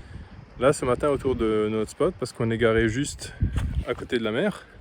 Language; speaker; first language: French; native; French